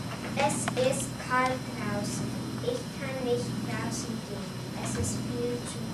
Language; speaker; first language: German; non-native, learner; English